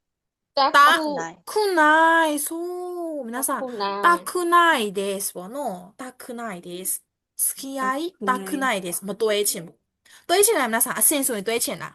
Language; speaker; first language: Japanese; non-native, fluent; Burmese